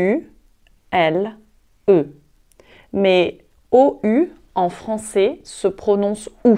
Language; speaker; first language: French; native; French